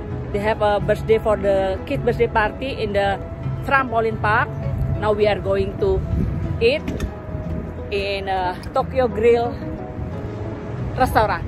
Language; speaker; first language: English; non-native, learner; Indonesian